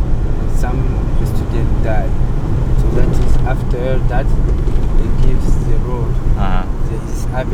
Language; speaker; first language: English; non-native, fluent; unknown